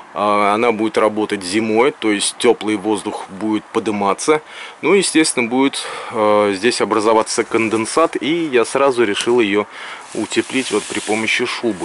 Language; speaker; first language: Russian; native; Russian